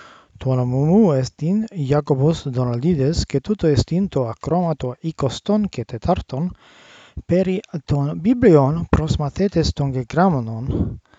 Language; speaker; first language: Greek; non-native, learner; English